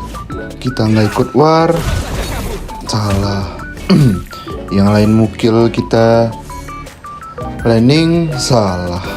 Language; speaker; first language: Indonesian; native; Indonesian